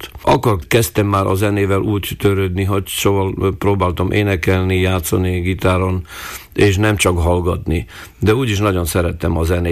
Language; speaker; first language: Hungarian; non-native, local second language; Slovak